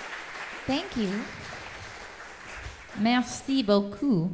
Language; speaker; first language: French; non-native, learner; English